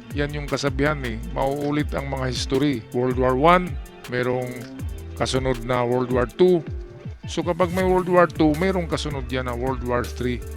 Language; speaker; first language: Filipino; native; Filipino